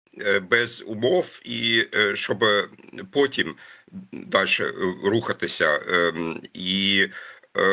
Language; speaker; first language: Ukrainian; non-native, fluent; German